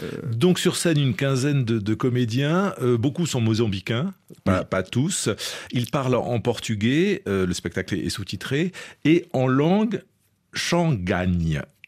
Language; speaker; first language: French; native; French